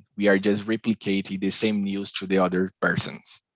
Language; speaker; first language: English; non-native, learner; Portuguese